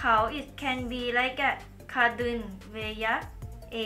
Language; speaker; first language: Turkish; non-native, learner; Thai